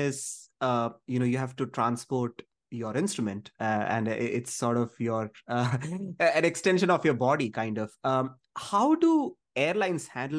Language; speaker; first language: English; non-native, local second language; Malayalam